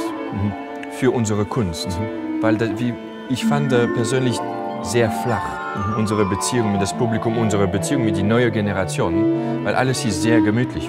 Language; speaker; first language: German; non-native, fluent; French